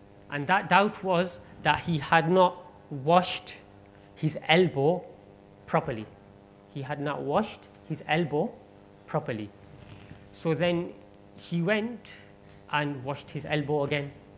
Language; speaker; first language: English; early bilingual, other home language; Urdu